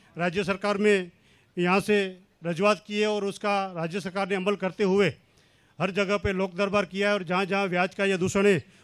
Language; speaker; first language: Hindi; non-native, local second language; Kachhi